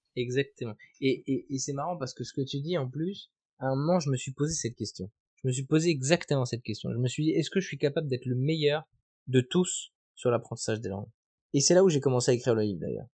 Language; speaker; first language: French; native; French